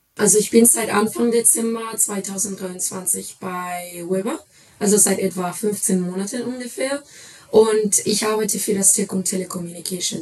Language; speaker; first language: German; non-native, fluent; Spanish